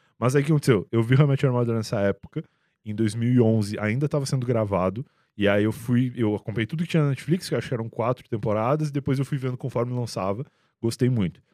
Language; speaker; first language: Portuguese; native; Portuguese